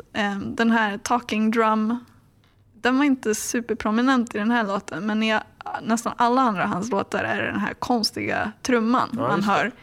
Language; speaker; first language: Swedish; early bilingual, heritage; English